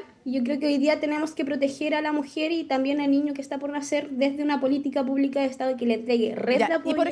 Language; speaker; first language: Spanish; native; Spanish